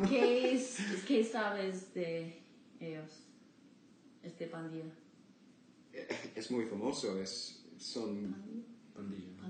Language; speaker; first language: Spanish; non-native, learner; English